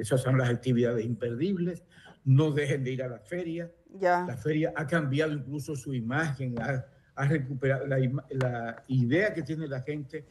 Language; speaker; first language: Spanish; native; Spanish